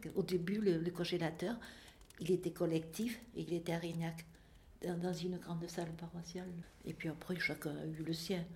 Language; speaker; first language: French; native; French